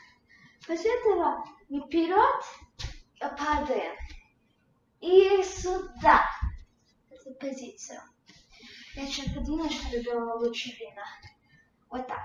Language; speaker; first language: Russian; early bilingual, heritage; Russian